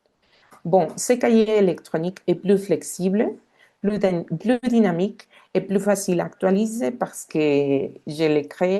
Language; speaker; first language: French; non-native, fluent; Spanish